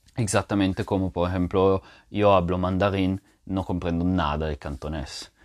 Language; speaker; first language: Spanish; non-native, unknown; French